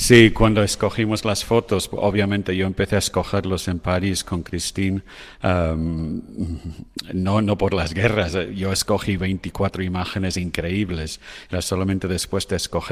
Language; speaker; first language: Spanish; non-native, fluent; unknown